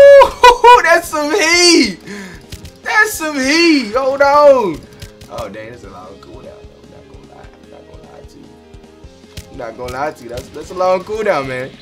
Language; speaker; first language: English; native; English